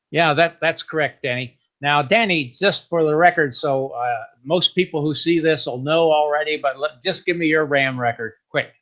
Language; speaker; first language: English; native; English